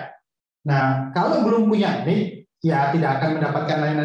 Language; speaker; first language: Indonesian; native; Indonesian